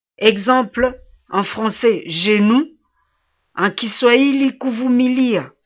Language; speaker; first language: French; non-native, local second language; Swahili